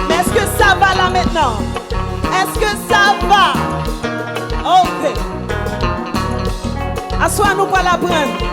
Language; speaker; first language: French; non-native, local second language; Haitian Creole